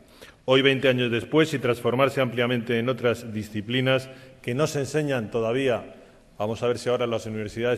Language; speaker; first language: Spanish; native; Spanish